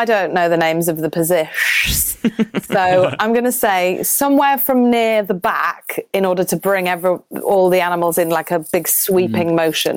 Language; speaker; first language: English; native; English